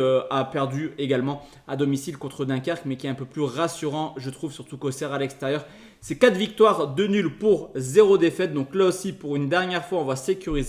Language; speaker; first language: French; native; French